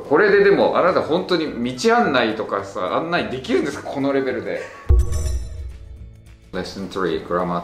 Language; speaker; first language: Japanese; native; Japanese